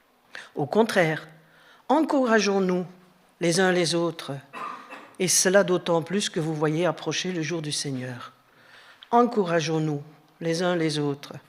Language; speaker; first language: French; native; French